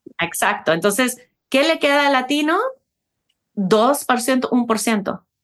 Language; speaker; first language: Spanish; early bilingual, heritage; Spanish